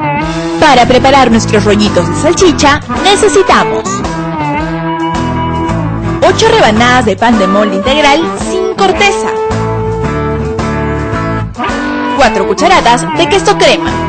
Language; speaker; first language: Spanish; native; Spanish